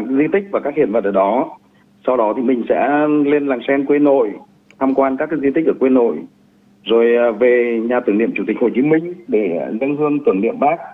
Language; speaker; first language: Vietnamese; native; Vietnamese